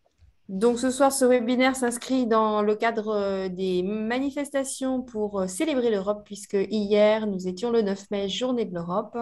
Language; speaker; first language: French; native; French